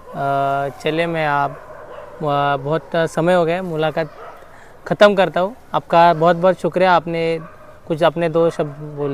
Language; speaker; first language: Hindi; non-native, local second language; Marathi